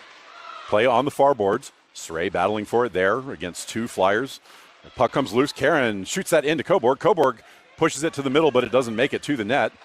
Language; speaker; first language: English; native; English